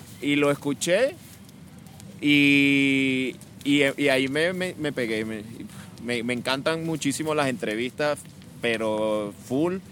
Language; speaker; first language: Spanish; native; Spanish